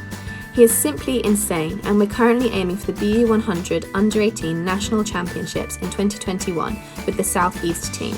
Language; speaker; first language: English; native; English